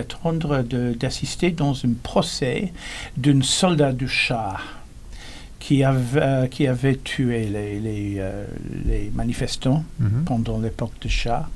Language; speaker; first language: French; non-native, learner; English